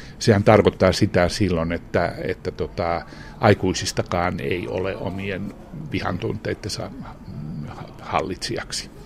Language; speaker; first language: Finnish; native; Finnish